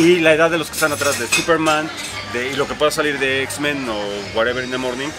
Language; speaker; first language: Spanish; native; Spanish